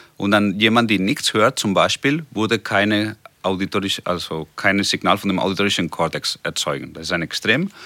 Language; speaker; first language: German; non-native, fluent; Spanish